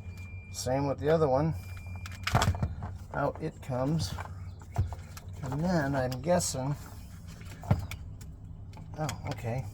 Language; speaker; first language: English; native; English